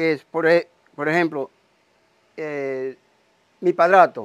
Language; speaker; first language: Spanish; native; Spanish